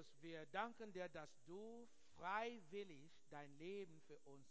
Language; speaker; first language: German; non-native, learner; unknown